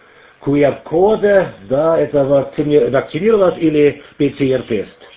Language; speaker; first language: Russian; non-native, learner; German